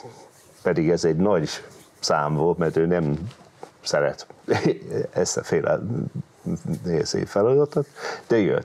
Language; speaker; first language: Hungarian; non-native, fluent; English